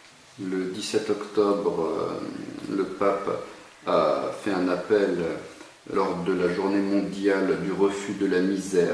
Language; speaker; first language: French; native; French